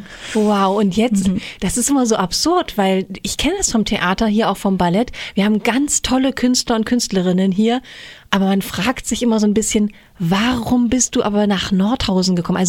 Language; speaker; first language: German; native; German